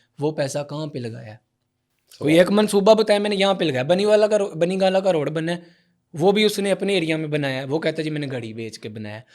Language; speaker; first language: Urdu; non-native, local second language; Punjabi